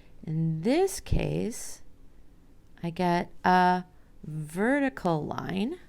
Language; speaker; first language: English; native; English